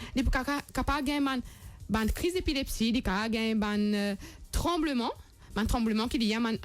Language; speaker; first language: French; non-native, local second language; Morisyen